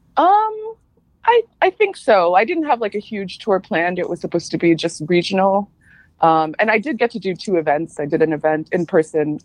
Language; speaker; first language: English; native; English